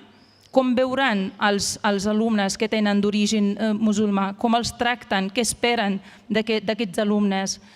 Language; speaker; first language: Catalan; non-native, fluent; Arabic